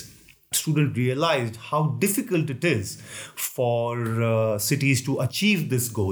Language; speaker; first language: English; non-native, local second language; Hindi